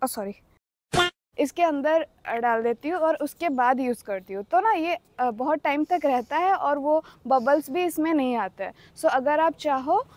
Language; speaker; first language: Hindi; non-native, local second language; Odia